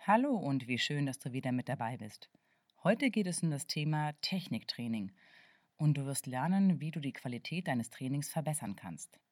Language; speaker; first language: German; native; German